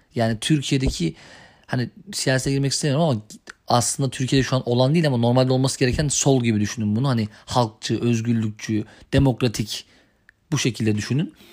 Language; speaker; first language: Turkish; native; Turkish